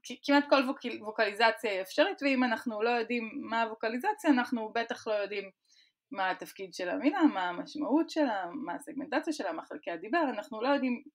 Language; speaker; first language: Hebrew; native; Hebrew